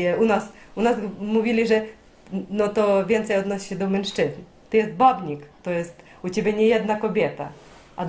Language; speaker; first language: Polish; non-native, learner; Ukrainian